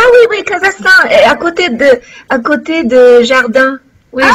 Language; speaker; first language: French; non-native, learner; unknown